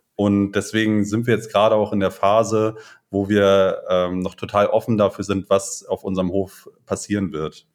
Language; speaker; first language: German; native; German